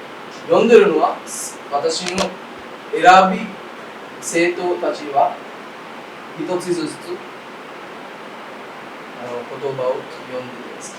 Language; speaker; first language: Japanese; non-native, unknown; Sinhala